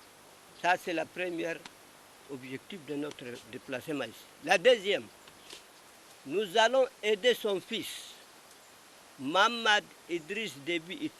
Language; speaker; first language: French; non-native, local second language; Arabic